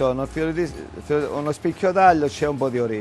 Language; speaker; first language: Italian; native; Italian